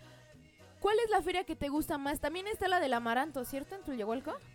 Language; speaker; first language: Spanish; native; Spanish